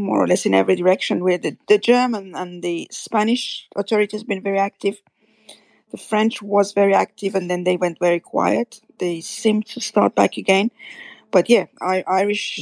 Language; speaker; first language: English; non-native, fluent; French